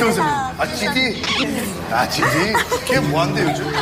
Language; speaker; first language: Korean; native; Korean